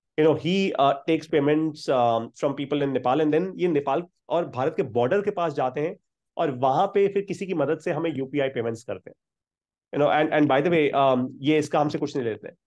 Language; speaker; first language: Hindi; native; Hindi